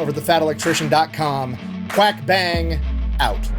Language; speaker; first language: English; native; English